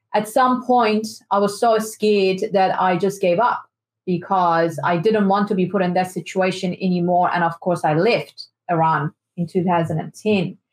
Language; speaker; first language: English; non-native, fluent; Persian